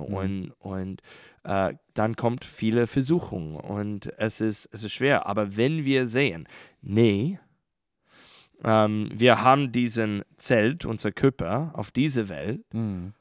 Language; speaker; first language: German; non-native, learner; English